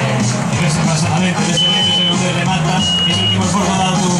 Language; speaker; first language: Spanish; native; Spanish